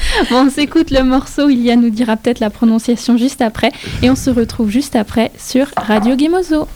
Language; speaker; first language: French; native; French